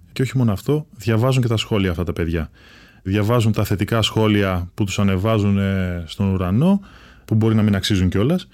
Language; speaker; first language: Greek; native; Greek